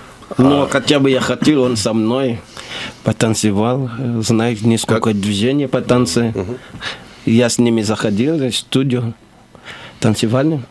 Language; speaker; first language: Russian; non-native, learner; Lingala